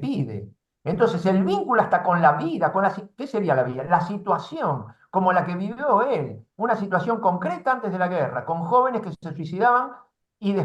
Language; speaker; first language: Spanish; native; Spanish